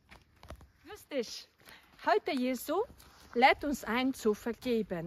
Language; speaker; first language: German; non-native, fluent; Polish